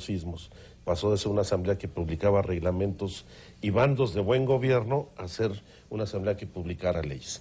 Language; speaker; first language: Spanish; native; Spanish